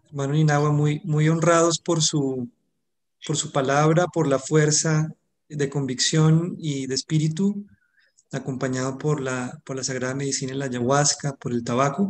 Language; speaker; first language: Spanish; native; Spanish